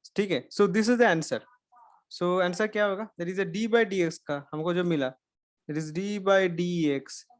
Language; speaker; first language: Hindi; non-native, local second language; Bangla